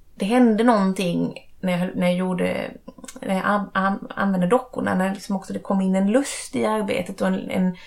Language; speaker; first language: Swedish; native; Swedish